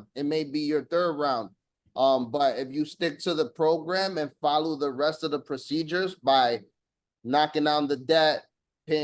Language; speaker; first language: English; native; English